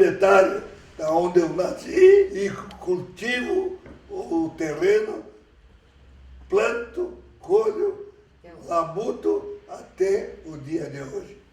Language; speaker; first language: Portuguese; early bilingual, other home language; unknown